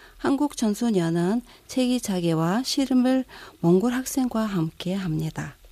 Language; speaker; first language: Korean; non-native, fluent; Mongolian